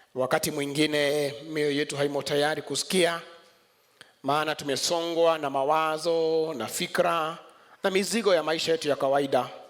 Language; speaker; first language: Swahili; non-native, local second language; Kikuyu